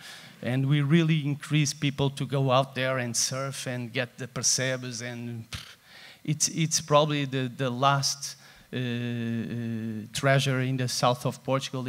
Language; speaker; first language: English; non-native, fluent; Portuguese